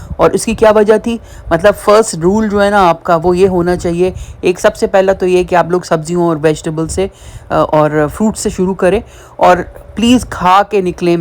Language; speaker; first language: Urdu; native; Urdu